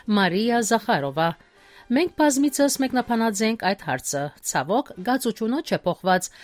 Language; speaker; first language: Armenian; early bilingual, heritage; Armenian